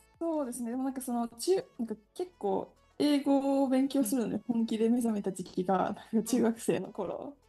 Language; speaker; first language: Japanese; native; Japanese